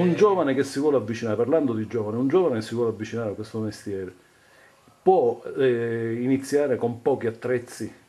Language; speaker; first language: Italian; native; Italian